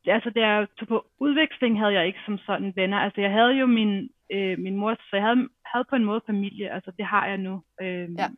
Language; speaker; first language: Danish; native; Danish